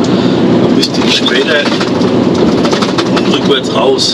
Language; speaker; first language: German; native; German